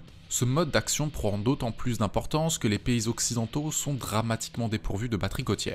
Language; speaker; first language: French; native; French